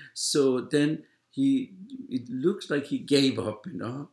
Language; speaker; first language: English; non-native, fluent; Persian